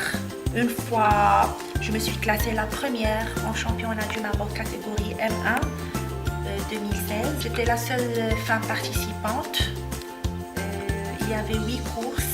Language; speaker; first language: French; non-native, local second language; Arabic